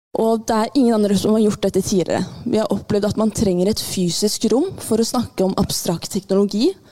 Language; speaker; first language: Norwegian; early bilingual, other home language; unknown